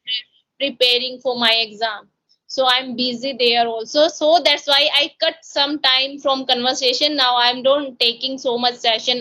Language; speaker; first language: English; non-native, local second language; Hindi